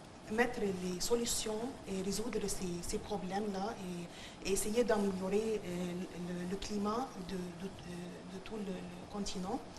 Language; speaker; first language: French; non-native, fluent; Arabic